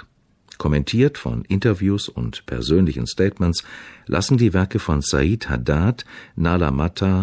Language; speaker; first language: German; native; German